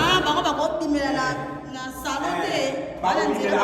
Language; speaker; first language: Portuguese; non-native, learner; Lingala